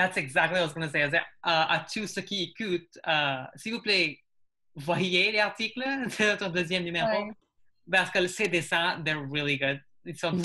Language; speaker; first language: French; non-native, learner; English